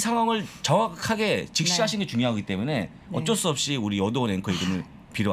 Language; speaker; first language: Korean; native; Korean